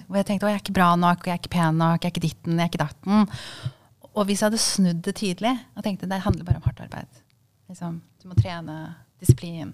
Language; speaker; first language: Norwegian; early bilingual, other home language; Kurdish